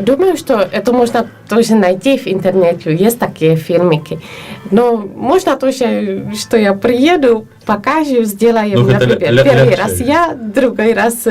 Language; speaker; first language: Russian; non-native, fluent; Polish